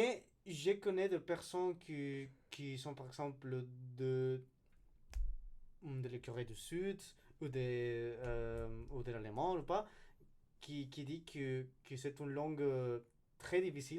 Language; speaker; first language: French; non-native, learner; Spanish